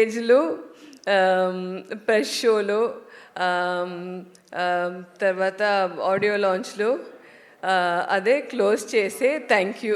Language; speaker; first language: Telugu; non-native, learner; Tamil